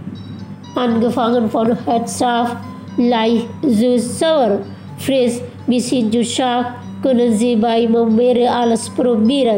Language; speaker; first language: German; non-native, fluent; Indonesian